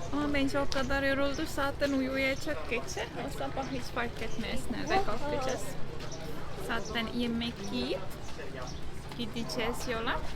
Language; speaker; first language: Turkish; non-native, learner; Estonian